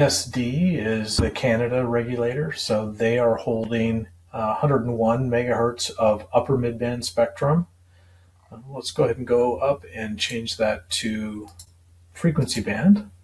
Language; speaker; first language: English; native; English